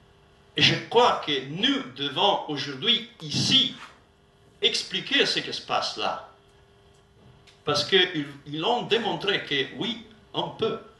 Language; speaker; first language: French; non-native, learner; Italian